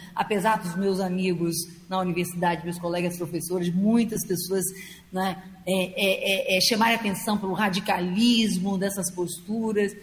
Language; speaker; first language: Portuguese; native; Portuguese